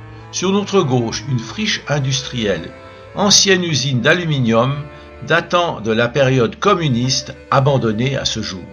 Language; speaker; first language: French; native; French